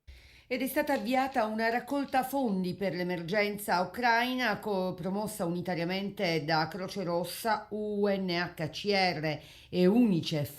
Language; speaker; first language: Italian; native; Italian